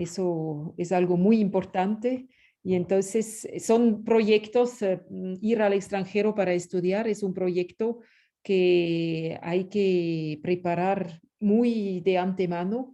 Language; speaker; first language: Spanish; non-native, fluent; French